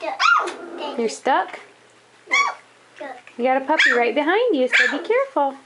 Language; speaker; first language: English; native; English